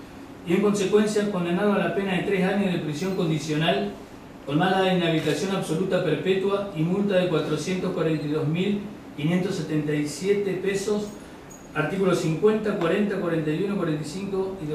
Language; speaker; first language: Spanish; native; Spanish